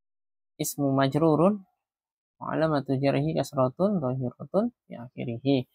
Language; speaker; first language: Arabic; non-native, fluent; Indonesian